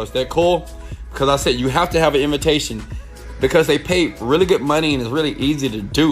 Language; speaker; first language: English; native; English